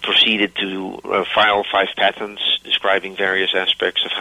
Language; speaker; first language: English; native; English